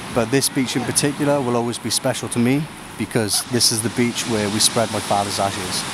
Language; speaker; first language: English; native; English